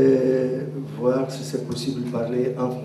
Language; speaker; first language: French; non-native, learner; Portuguese